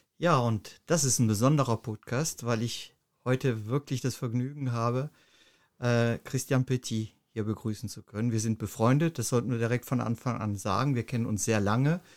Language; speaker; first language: German; native; German